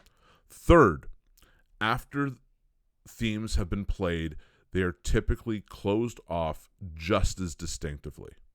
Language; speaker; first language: English; native; English